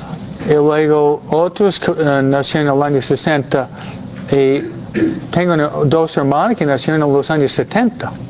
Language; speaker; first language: Spanish; non-native, fluent; English